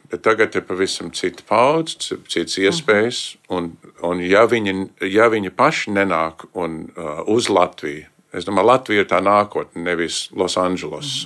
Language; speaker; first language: Latvian; early bilingual, heritage; Latvian